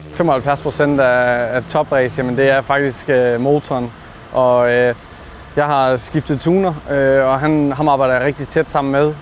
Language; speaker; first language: Danish; native; Danish